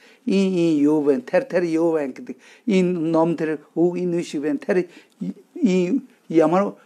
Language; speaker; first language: Mongolian; non-native, fluent; Tibetan